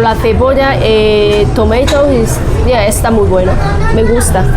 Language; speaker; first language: Spanish; non-native, learner; Vietnamese